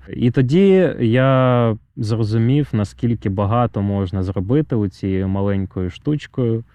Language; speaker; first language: Ukrainian; native; Ukrainian